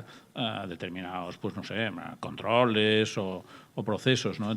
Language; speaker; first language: Spanish; native; Spanish